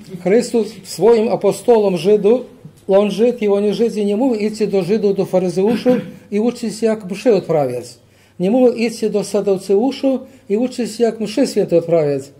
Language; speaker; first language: Polish; early bilingual, heritage; Polish